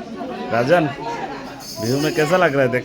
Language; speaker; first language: Hindi; non-native, local second language; Bangla